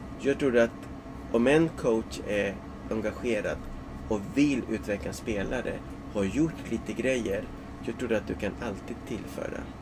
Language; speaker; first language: Swedish; non-native, fluent; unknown